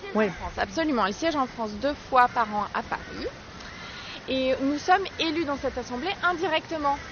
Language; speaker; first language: French; native; French